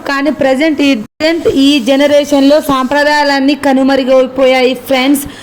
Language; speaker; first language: Telugu; non-native, local second language; Lambadi